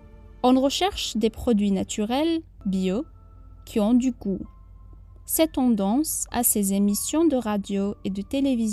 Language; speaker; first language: French; non-native, fluent; Arabic